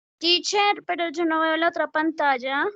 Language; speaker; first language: Spanish; native; Spanish